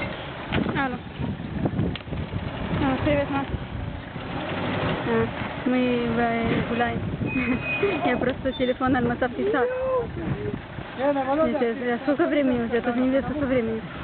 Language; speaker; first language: Russian; early bilingual, heritage; Russian